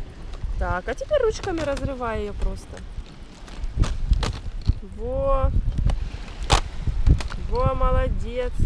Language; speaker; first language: Russian; native; Russian